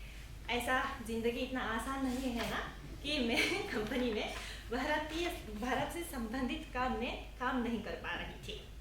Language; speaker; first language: Hindi; non-native, fluent; Japanese